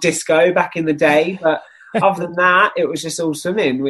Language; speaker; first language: English; native; English